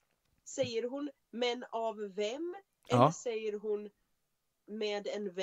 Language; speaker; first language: Swedish; native; Swedish